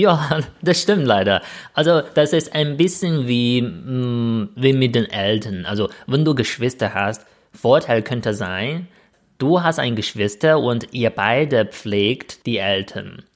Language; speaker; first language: German; non-native, fluent; Chinese